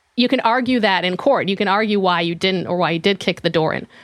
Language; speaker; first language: English; non-native, fluent; Hebrew